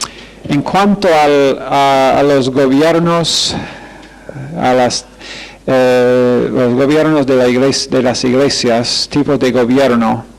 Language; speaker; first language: Spanish; non-native, fluent; English